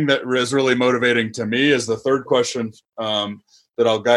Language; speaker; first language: English; native; English